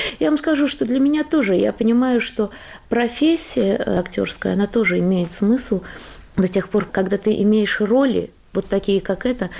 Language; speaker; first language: Russian; native; Russian